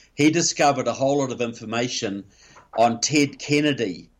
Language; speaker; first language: English; native; English